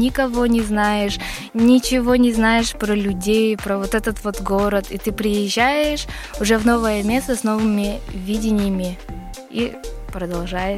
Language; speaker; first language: Russian; native; Russian